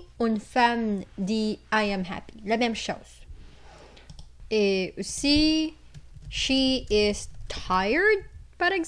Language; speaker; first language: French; non-native, fluent; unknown